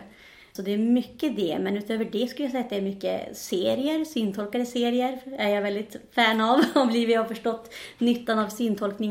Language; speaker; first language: Swedish; native; Swedish